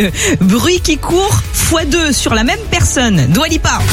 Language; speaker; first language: French; native; French